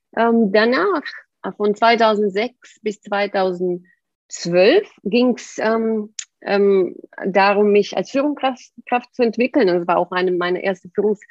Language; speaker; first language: German; non-native, fluent; Bulgarian